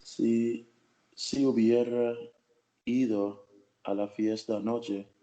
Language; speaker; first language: Spanish; non-native, learner; English